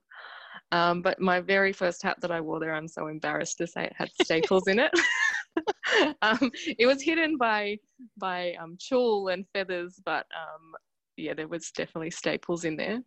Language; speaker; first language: English; native; English